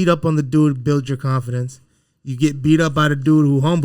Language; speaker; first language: English; native; English